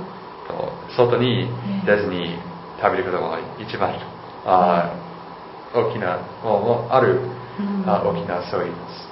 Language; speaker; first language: Japanese; non-native, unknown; English